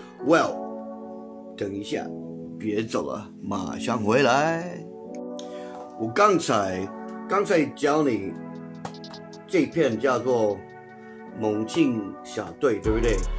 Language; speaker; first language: Chinese; non-native, fluent; English